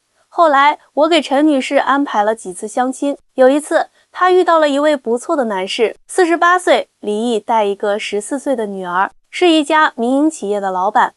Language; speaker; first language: Chinese; native; Chinese